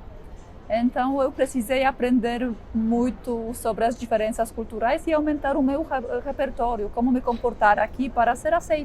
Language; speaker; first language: Portuguese; non-native, fluent; Polish